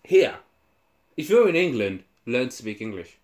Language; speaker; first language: English; non-native, local second language; Shona